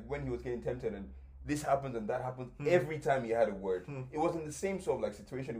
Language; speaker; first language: English; non-native, local second language; Yoruba